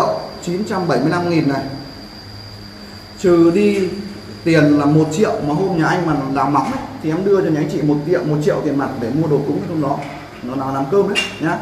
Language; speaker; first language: Vietnamese; native; Vietnamese